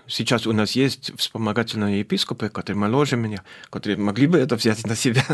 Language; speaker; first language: Russian; non-native, fluent; German